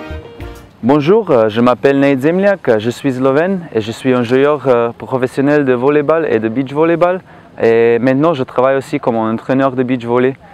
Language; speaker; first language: French; non-native, learner; Slovenian